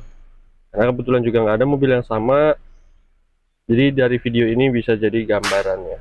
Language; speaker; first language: Indonesian; native; Indonesian